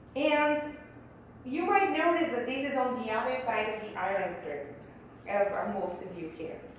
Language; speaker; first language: English; early bilingual, other home language; Bulgarian